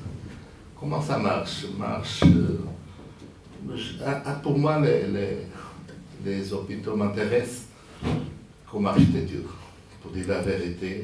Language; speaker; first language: French; non-native, fluent; Portuguese